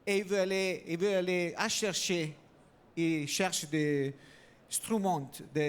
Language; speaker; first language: French; non-native, learner; Italian